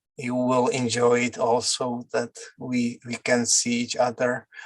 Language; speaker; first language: English; non-native, fluent; Czech